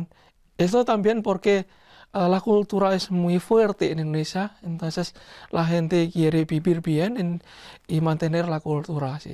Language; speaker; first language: Spanish; non-native, learner; Indonesian